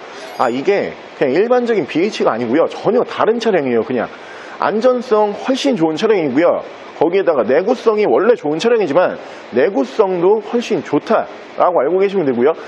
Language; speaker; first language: Korean; native; Korean